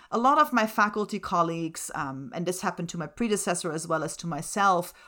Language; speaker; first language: English; non-native, fluent; German